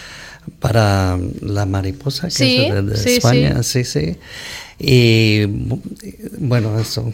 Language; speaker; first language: Spanish; early bilingual, heritage; Spanish